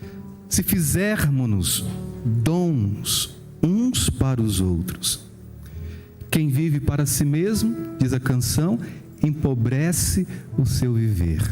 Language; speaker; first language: Portuguese; native; Portuguese